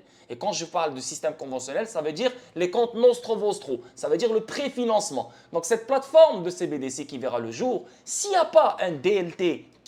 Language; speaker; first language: French; native; French